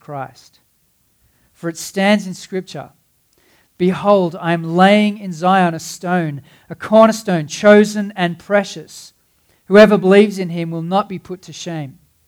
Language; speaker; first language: English; native; English